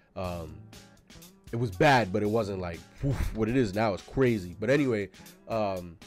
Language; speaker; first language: English; native; English